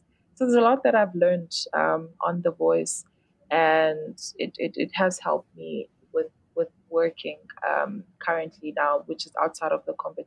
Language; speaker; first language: English; non-native, local second language; Xhosa